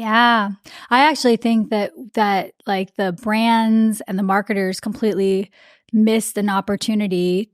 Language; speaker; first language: English; early bilingual, other home language; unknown